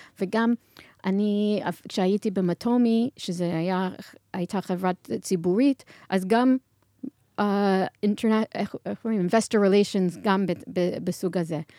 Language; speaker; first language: Hebrew; non-native, fluent; English